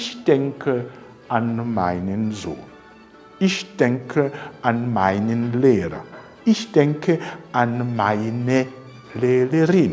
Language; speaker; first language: German; non-native, fluent; Rundi